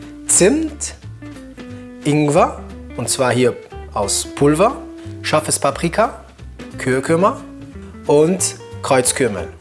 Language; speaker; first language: German; non-native, fluent; French